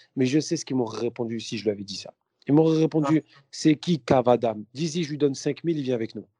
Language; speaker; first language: French; native; French